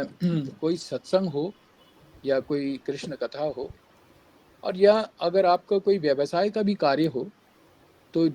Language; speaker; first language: Hindi; native; Hindi